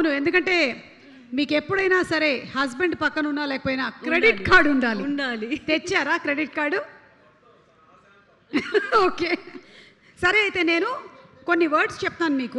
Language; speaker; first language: Telugu; native; Telugu